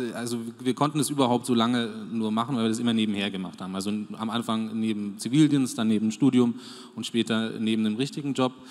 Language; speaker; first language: German; native; German